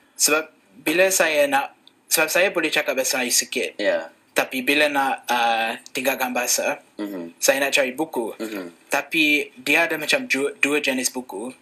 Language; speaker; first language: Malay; non-native, fluent; English